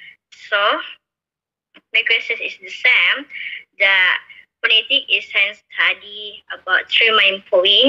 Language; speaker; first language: English; non-native, learner; Indonesian